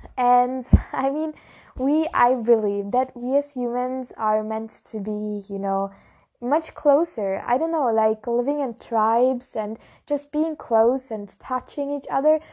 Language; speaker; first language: English; non-native, fluent; German